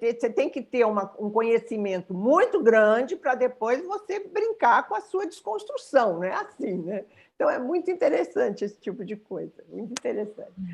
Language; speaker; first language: Portuguese; native; Portuguese